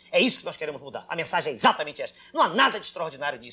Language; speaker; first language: Portuguese; native; Portuguese